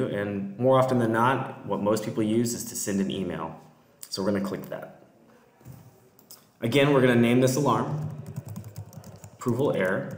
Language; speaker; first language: English; native; English